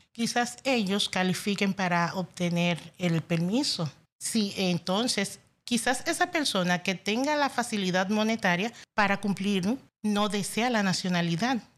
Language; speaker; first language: Spanish; non-native, fluent; Haitian Creole